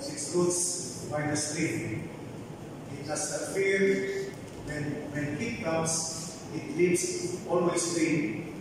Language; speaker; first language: English; non-native, local second language; Filipino